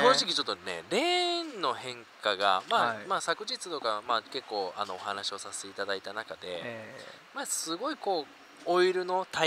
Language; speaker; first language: Japanese; native; Japanese